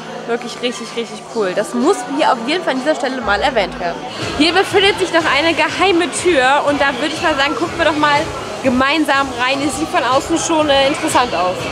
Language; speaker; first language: German; native; German